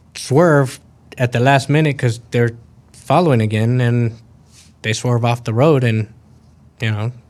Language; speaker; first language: English; early bilingual, other home language; Spanish